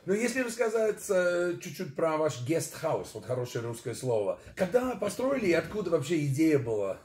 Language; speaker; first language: Russian; non-native, fluent; English